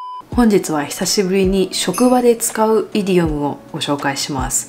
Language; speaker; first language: Japanese; early bilingual, other home language; English